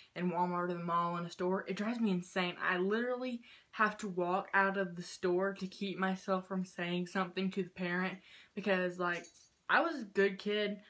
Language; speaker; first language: English; native; English